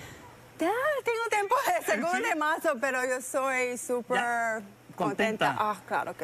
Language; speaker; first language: Spanish; early bilingual, heritage; Spanish